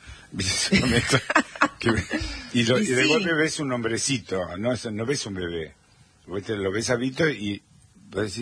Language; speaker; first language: Spanish; native; Spanish